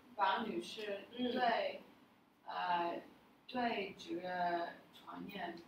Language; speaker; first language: Chinese; non-native, learner; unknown